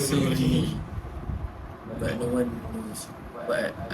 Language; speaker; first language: English; non-native, learner; Malay